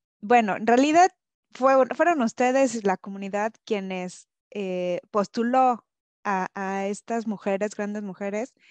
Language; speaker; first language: Spanish; native; Spanish